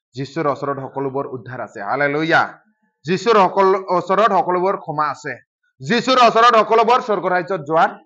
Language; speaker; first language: Assamese; non-native, local second language; Bodo